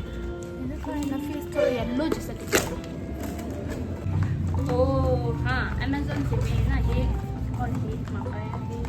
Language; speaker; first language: Hindi; non-native, local second language; Tibetan